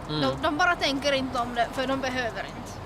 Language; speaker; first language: Swedish; non-native, local second language; Finnish